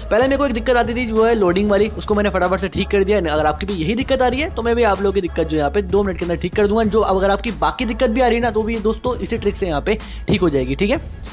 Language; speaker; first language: Hindi; native; Hindi